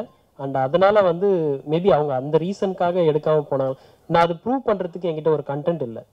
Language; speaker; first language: Tamil; native; Tamil